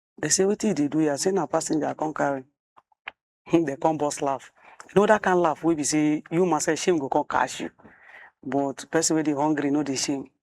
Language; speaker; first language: Nigerian Pidgin; non-native, local second language; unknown